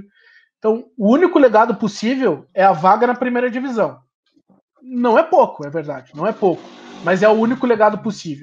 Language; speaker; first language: Portuguese; native; Portuguese